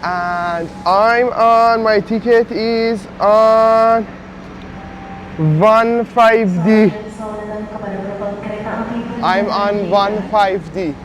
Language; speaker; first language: English; non-native, fluent; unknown